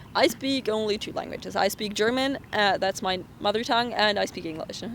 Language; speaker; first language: English; non-native, fluent; German